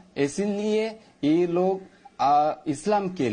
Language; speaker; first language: Hindi; non-native, local second language; Malayalam